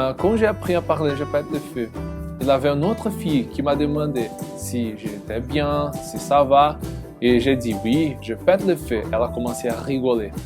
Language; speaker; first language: French; non-native, learner; Portuguese